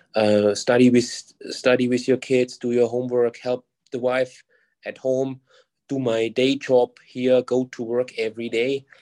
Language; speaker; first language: English; non-native, fluent; German